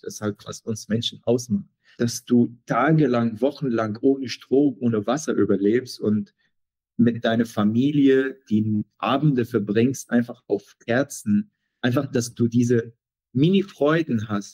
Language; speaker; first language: German; non-native, fluent; Arabic